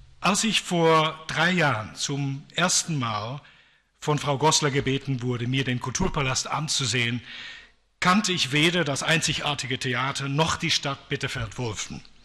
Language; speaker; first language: German; non-native, fluent; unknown